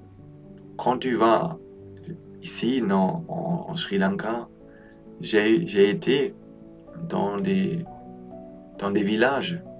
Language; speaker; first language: French; non-native, learner; Polish